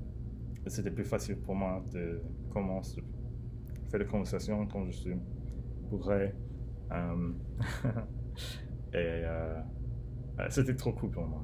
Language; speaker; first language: French; non-native, learner; English